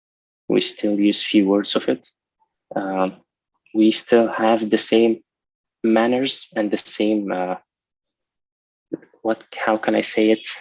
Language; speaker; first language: English; non-native, local second language; Arabic